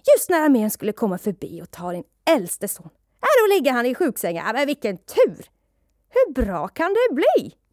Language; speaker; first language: Swedish; early bilingual, other home language; Persian